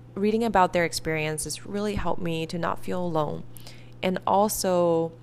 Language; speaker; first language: English; early bilingual, other home language; Chinese